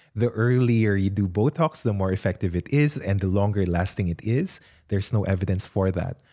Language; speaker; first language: English; non-native, local second language; Filipino